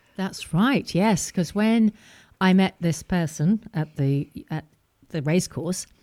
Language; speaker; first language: English; native; English